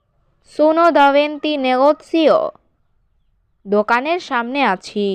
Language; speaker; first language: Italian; non-native, learner; Bangla